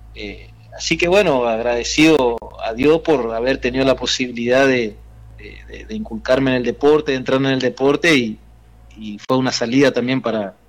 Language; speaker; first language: Spanish; native; Spanish